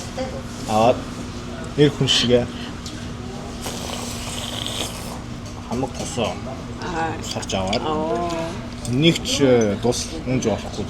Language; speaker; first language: Mongolian; non-native, fluent; Korean